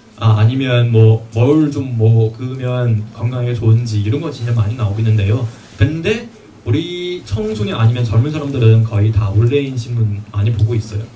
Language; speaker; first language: Korean; non-native, fluent; Chinese